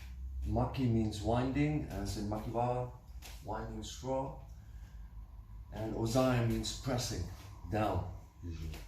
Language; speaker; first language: English; non-native, fluent; German